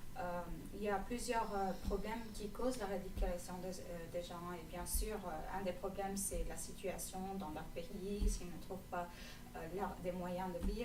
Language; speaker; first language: French; non-native, fluent; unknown